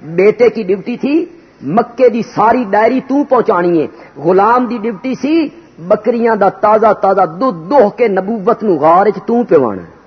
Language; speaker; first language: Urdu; non-native, local second language; Punjabi